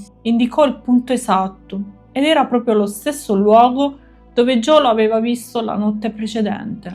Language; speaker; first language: Italian; native; Italian